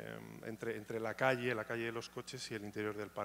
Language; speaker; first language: Spanish; native; Spanish